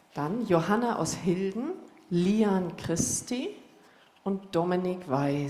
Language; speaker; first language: German; native; German